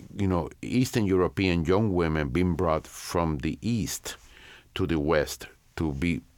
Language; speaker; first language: English; non-native, fluent; Spanish